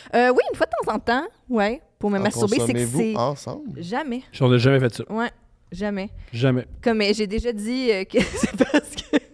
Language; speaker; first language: French; native; French